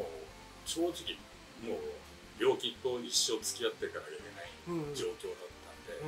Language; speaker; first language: Japanese; native; Japanese